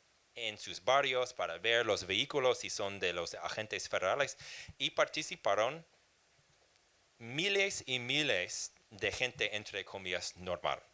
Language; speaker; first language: Spanish; non-native, fluent; English